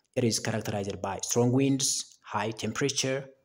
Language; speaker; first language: English; non-native, local second language; Amharic